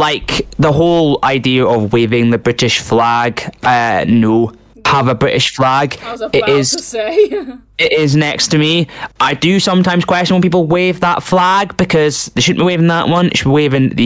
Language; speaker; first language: English; native; English